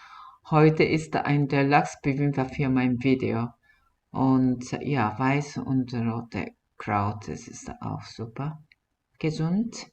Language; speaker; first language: German; non-native, fluent; Korean